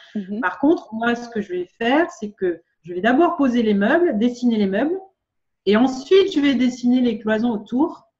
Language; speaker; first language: French; native; French